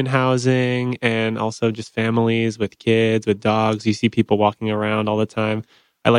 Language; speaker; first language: English; native; English